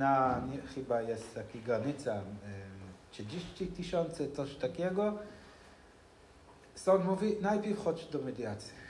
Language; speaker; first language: Polish; non-native, learner; Hebrew